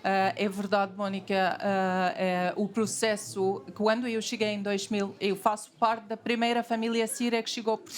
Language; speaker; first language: Portuguese; non-native, fluent; Arabic